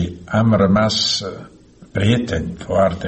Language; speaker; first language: Romanian; non-native, fluent; Slovak